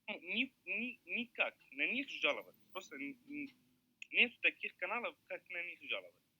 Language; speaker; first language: Russian; non-native, learner; Arabic